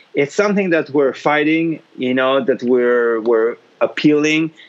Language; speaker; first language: English; non-native, fluent; Hebrew